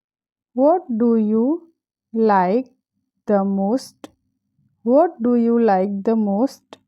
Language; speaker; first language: English; non-native, fluent; Hindi